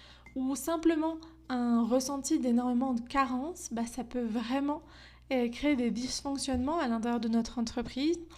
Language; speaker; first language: French; native; French